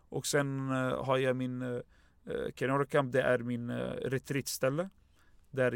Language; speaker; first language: Swedish; non-native, fluent; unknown